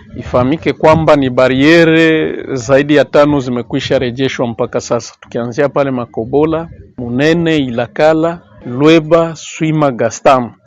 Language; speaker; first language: Swahili; native; Swahili